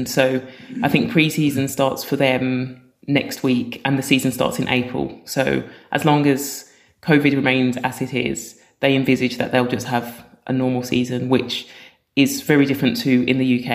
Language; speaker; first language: English; native; English